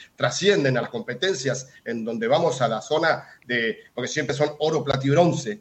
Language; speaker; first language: Spanish; native; Spanish